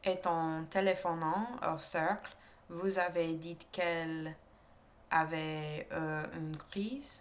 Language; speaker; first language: French; non-native, learner; English